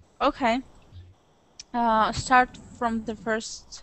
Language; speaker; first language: English; non-native, learner; Russian